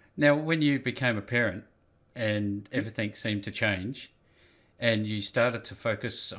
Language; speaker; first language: English; native; English